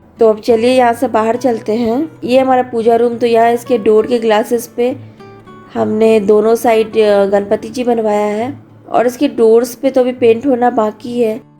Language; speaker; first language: Hindi; native; Hindi